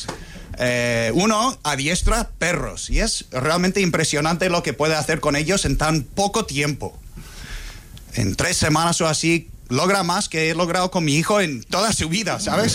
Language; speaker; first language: Spanish; non-native, fluent; English